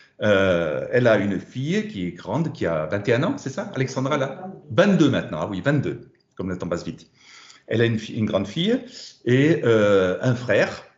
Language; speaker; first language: French; non-native, fluent; German